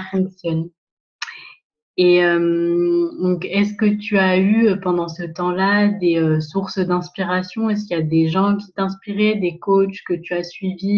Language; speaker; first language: French; native; French